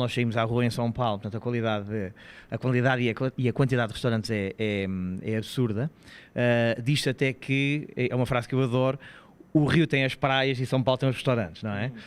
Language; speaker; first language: Portuguese; native; Portuguese